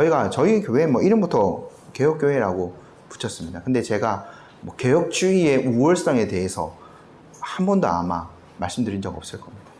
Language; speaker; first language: Korean; native; Korean